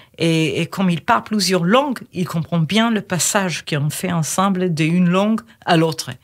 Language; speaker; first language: French; non-native, fluent; Hebrew